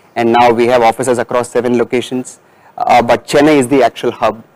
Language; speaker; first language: English; non-native, local second language; Tamil